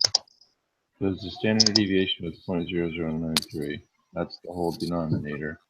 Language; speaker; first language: English; native; English